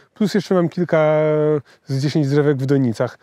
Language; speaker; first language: Polish; native; Polish